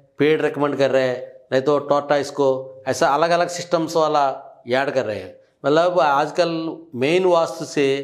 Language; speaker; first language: Hindi; non-native, local second language; Telugu